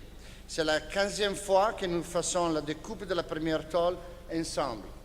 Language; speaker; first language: French; non-native, fluent; Italian